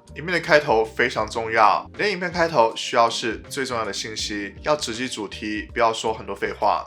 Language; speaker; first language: Chinese; native; Chinese